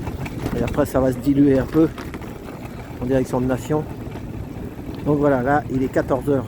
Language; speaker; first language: French; native; French